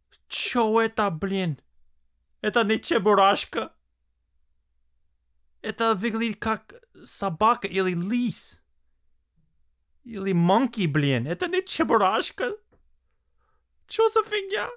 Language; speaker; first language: Russian; non-native, fluent; English